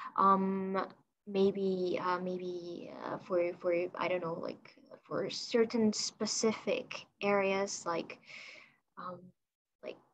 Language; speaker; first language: English; non-native, fluent; Chinese